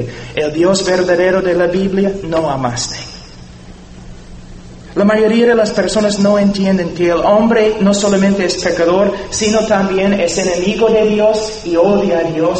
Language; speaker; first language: Spanish; non-native, fluent; English